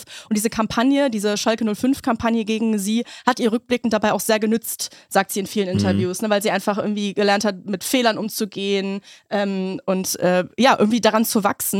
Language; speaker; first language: German; native; German